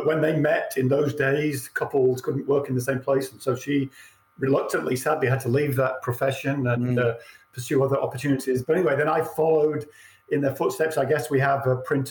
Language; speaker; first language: English; native; English